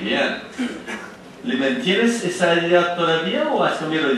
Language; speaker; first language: Spanish; non-native, fluent; French